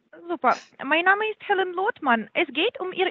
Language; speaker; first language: German; non-native, learner; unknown